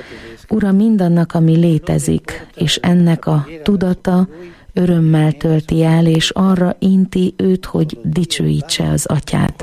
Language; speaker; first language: Hungarian; native; Hungarian